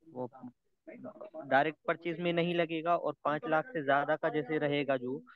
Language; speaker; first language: Hindi; native; Hindi